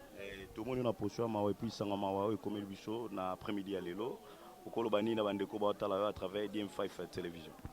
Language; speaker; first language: Lingala; native; Lingala